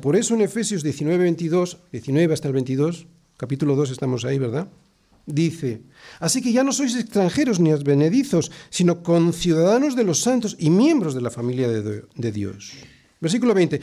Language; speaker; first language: Spanish; native; Spanish